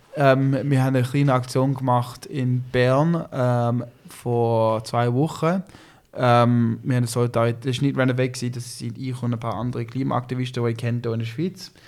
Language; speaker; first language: German; early bilingual, heritage; Swiss German